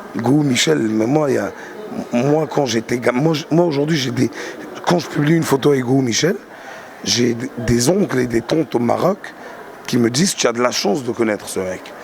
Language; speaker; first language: French; non-native, local second language; Arabic